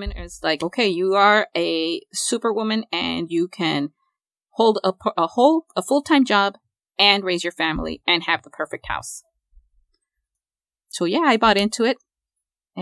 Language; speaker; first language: English; early bilingual, other home language; Spanish